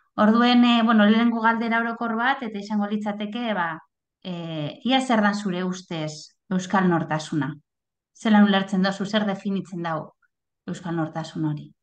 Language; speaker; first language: Basque; native; Basque